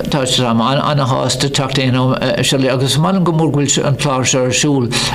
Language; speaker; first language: Irish; non-native, local second language; English